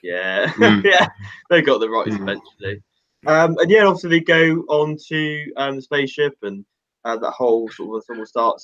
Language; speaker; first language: English; native; English